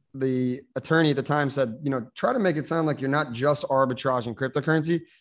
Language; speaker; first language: English; native; English